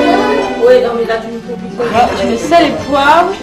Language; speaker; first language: French; native; French